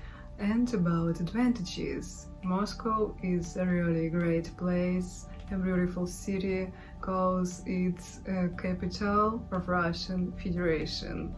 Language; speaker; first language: English; non-native, learner; Russian